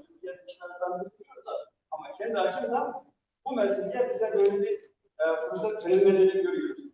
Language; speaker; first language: Turkish; non-native, fluent; Uyghur